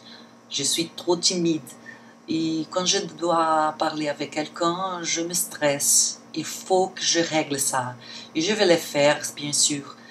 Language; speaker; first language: French; non-native, learner; Portuguese